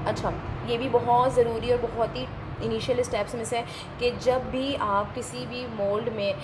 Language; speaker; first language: Hindi; native; Hindi